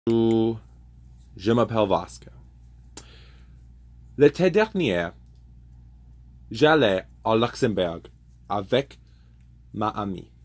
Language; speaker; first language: French; non-native, learner; English